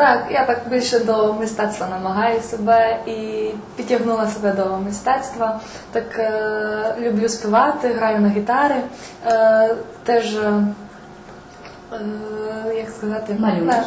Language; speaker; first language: Ukrainian; non-native, local second language; Serbian